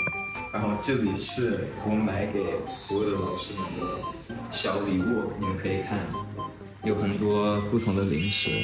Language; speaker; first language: Chinese; non-native, fluent; Japanese